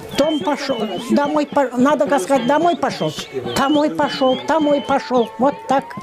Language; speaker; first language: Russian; non-native, local second language; Chuvash